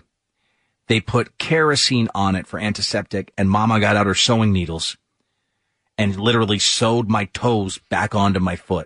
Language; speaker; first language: English; native; English